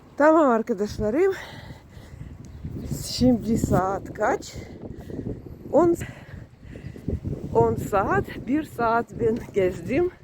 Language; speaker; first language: Turkish; non-native, learner; Russian